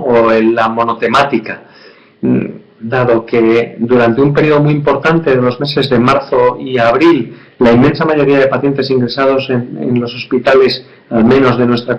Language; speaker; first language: Spanish; native; Spanish